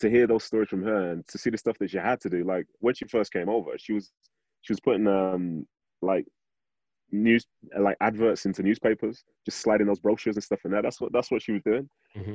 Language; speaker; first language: English; native; English